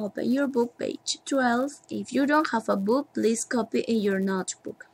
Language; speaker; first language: English; non-native, learner; Spanish